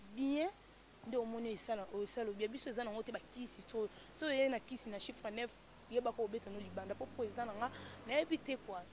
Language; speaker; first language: Lingala; native; Lingala